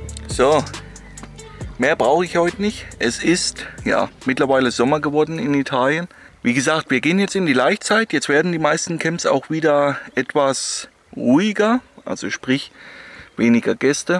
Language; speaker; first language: German; native; German